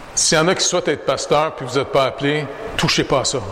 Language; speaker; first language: French; native; French